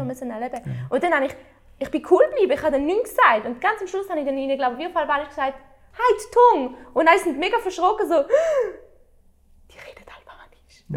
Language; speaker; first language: German; early bilingual, other home language; Albanian